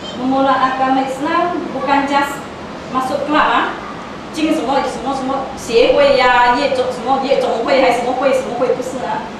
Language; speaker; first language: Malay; non-native, local second language; Chinese